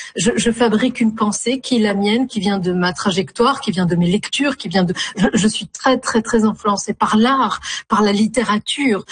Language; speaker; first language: French; non-native, local second language; Arabic